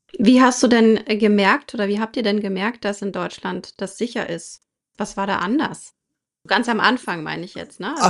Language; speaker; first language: German; native; German